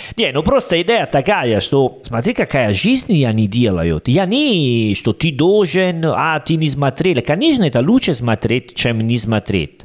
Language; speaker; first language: Russian; non-native, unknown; Italian